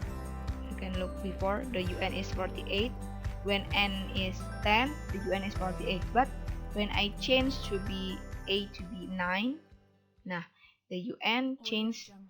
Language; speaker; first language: English; non-native, learner; Indonesian